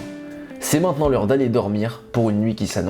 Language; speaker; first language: French; native; French